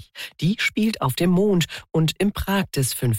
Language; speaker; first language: German; native; German